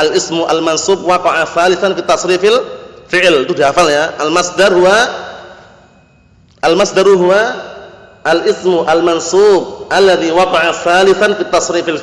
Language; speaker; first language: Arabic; non-native, learner; Indonesian